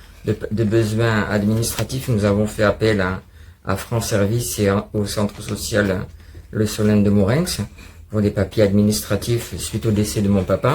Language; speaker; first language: French; native; French